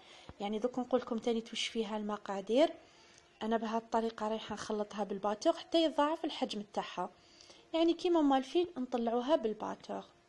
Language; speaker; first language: Arabic; native; Arabic